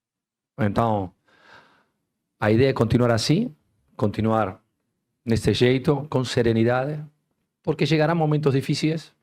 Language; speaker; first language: Portuguese; non-native, fluent; Spanish